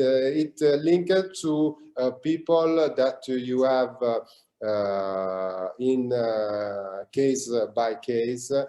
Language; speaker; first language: English; non-native, learner; Italian